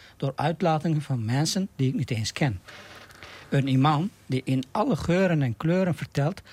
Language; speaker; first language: Dutch; non-native, fluent; Turkish